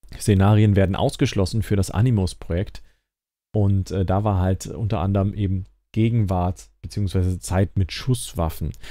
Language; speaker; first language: German; native; German